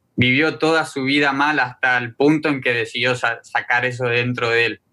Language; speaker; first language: Spanish; native; Spanish